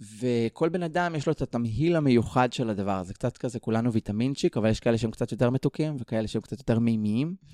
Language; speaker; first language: Hebrew; native; Hebrew